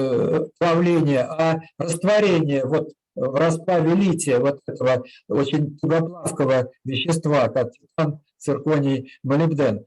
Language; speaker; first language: Russian; native; Russian